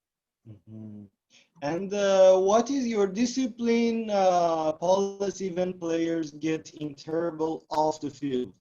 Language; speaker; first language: English; non-native, learner; Persian